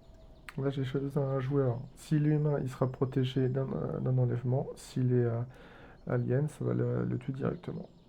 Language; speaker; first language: French; native; French